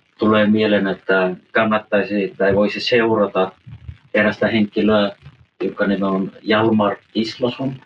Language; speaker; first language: Finnish; early bilingual, heritage; Finnish